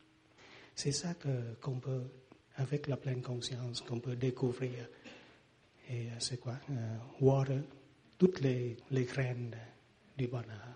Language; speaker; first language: French; non-native, learner; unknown